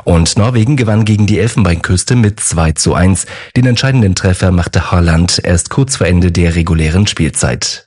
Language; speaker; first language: German; native; German